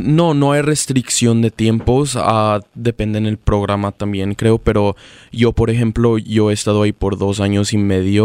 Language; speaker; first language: Spanish; early bilingual, other home language; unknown